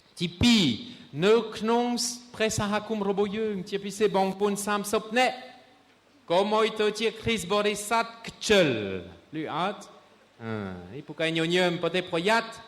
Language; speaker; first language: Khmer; non-native, fluent; French